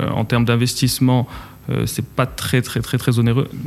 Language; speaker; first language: French; non-native, local second language; Arabic